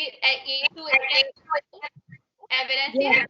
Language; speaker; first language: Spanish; non-native, learner; English